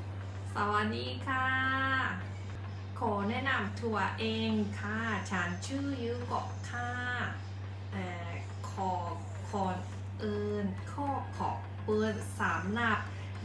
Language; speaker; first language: Thai; non-native, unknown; Japanese